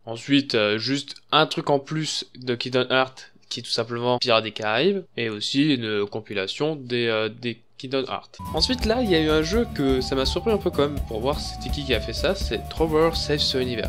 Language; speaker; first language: French; native; French